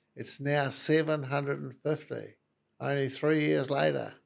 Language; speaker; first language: English; native; English